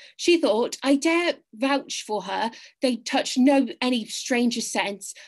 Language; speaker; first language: English; native; English